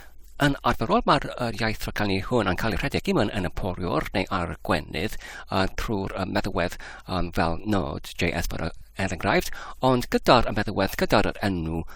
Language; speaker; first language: Welsh; non-native, fluent; English